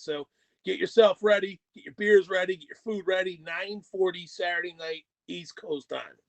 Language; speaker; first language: English; native; English